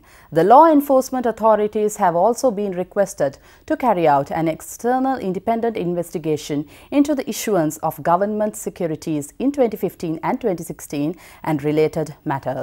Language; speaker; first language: English; non-native, local second language; Sinhala